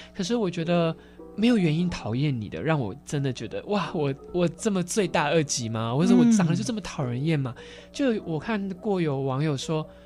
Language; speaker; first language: Chinese; native; Chinese